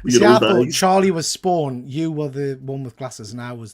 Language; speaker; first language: English; native; English